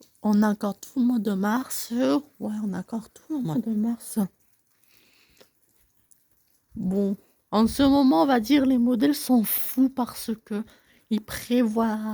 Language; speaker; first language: French; native; French